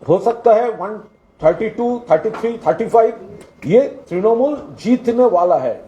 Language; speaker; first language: Hindi; non-native, local second language; Bangla